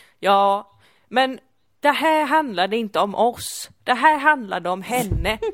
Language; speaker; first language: Swedish; early bilingual, other home language; Kurdish